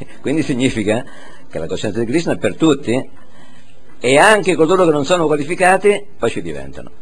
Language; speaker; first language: Italian; native; Italian